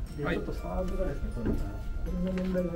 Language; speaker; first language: Japanese; native; Japanese